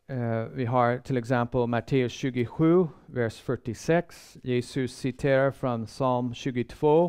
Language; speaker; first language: Swedish; non-native, fluent; English